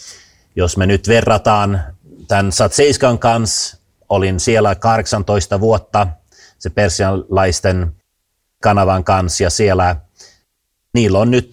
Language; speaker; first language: Finnish; early bilingual, heritage; Finnish